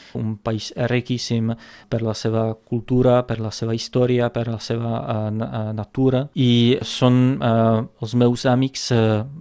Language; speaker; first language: Catalan; non-native, fluent; Czech